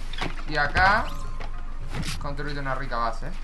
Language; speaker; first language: Spanish; native; Spanish